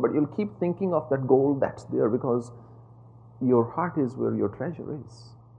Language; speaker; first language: English; non-native, local second language; Hindi